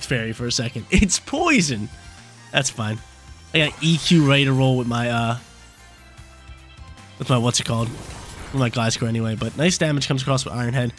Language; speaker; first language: English; native; English